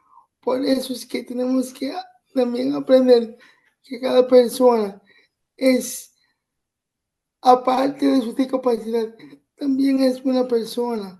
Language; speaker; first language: Spanish; early bilingual, other home language; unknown